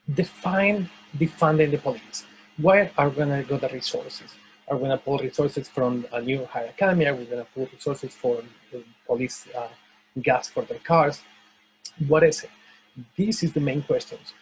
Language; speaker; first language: English; non-native, fluent; Spanish